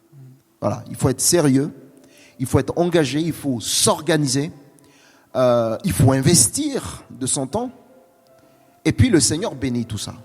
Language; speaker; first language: French; native; French